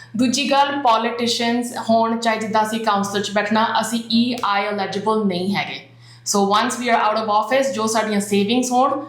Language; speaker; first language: Punjabi; early bilingual, heritage; Punjabi